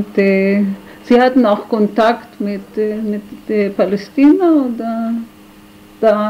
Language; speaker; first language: German; non-native, fluent; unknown